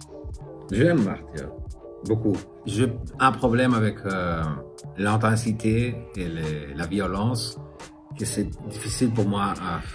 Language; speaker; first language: French; non-native, fluent; Spanish